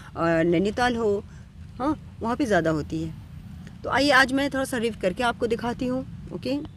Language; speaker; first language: Hindi; non-native, local second language; Bangla